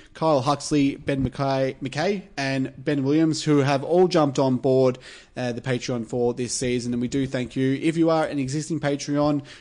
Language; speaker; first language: English; native; English